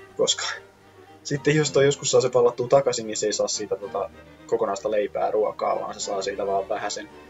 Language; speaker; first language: Finnish; native; Finnish